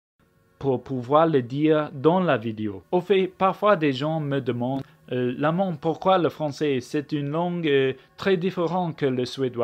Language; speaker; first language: French; non-native, learner; English